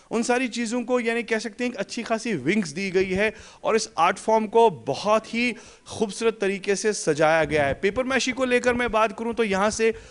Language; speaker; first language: Hindi; non-native, local second language; Kashmiri